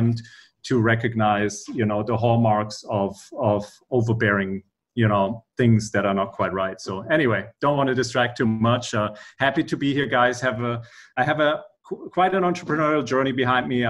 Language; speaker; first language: English; non-native, fluent; German